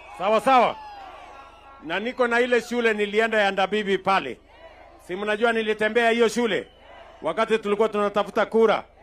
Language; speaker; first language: Swahili; non-native, local second language; Kalenjin